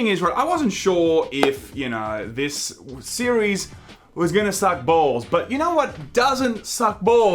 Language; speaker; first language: English; native; English